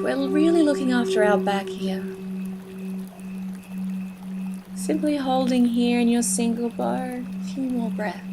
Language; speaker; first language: English; native; English